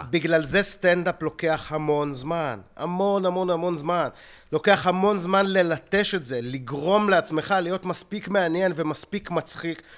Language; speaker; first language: Hebrew; native; Hebrew